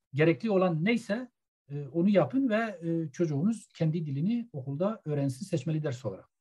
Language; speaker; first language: Turkish; non-native, local second language; Zaza